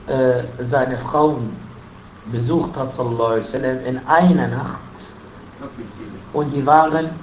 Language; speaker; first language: German; non-native, fluent; Arabic